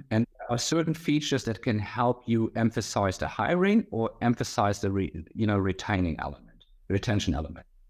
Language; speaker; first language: English; non-native, fluent; German